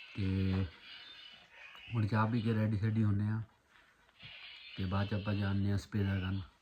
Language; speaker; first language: Punjabi; native; Punjabi